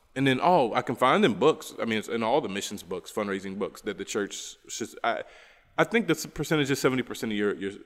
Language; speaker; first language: English; native; English